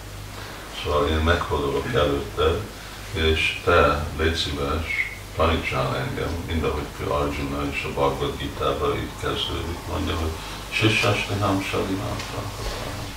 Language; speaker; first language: Hungarian; early bilingual, heritage; Hungarian